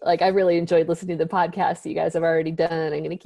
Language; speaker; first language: English; native; English